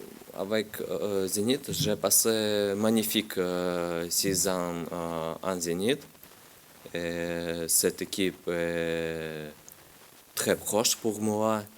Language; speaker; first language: French; non-native, learner; Russian